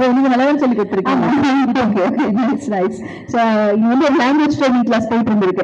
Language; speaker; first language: Tamil; native; Tamil